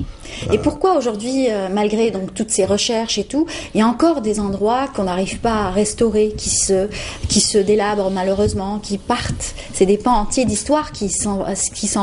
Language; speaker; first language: French; native; French